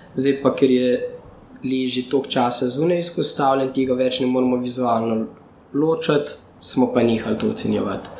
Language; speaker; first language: Slovenian; native; Slovenian